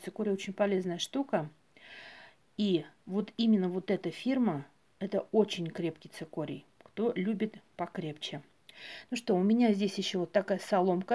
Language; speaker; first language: Russian; native; Russian